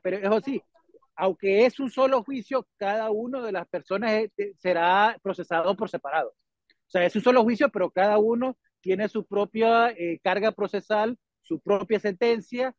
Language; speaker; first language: Spanish; native; Spanish